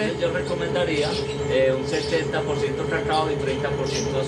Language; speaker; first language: Spanish; native; Spanish